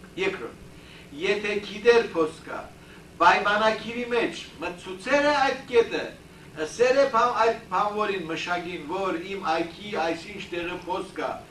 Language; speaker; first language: Armenian; early bilingual, heritage; Armenian